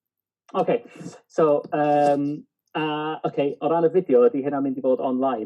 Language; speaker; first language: Welsh; native; Welsh